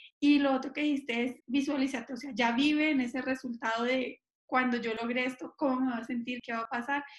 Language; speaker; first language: Spanish; native; Spanish